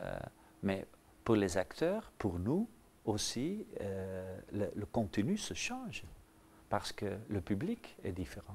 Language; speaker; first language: French; non-native, local second language; Dutch